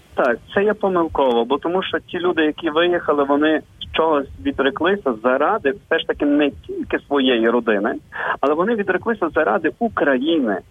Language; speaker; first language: Ukrainian; native; Ukrainian